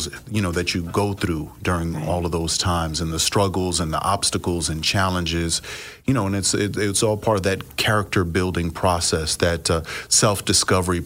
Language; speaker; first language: English; early bilingual, other home language; Russian